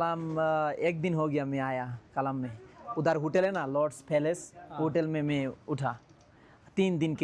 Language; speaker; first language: Hindi; non-native, learner; Bangla